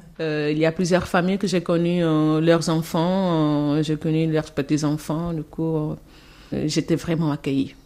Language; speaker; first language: French; non-native, fluent; Portuguese